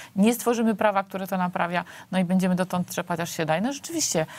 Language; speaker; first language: Polish; native; Polish